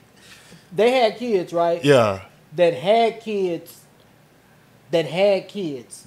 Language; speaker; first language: English; native; English